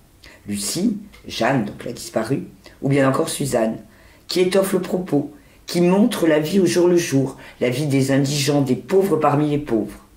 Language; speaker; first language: French; native; French